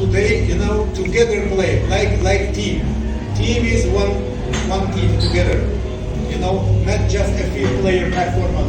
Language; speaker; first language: English; non-native, learner; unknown